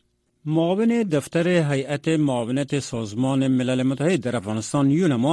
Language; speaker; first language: Persian; native; Persian